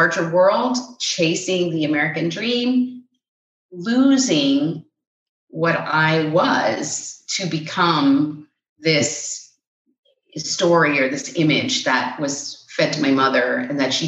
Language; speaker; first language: English; non-native, fluent; Spanish